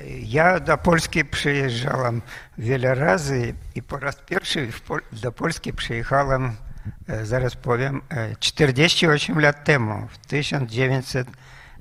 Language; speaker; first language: Polish; non-native, fluent; Russian